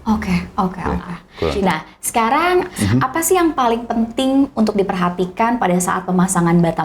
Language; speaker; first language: Indonesian; native; Indonesian